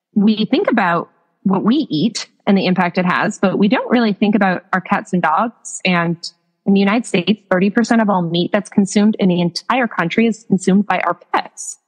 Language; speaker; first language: English; native; English